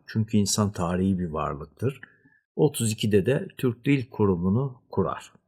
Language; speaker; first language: Turkish; native; Turkish